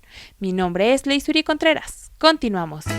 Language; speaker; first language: Spanish; native; Spanish